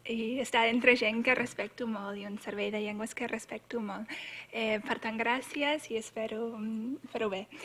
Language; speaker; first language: Catalan; non-native, fluent; English